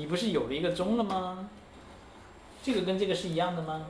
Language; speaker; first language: Chinese; native; Chinese